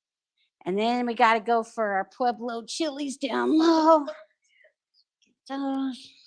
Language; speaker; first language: English; native; English